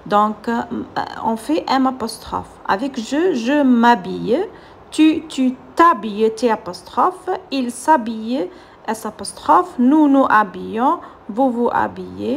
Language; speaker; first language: French; non-native, fluent; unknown